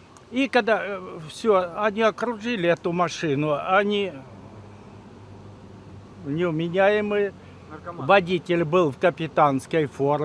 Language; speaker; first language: Russian; native; Russian